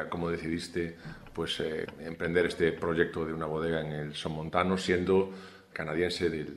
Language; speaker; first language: Spanish; native; Spanish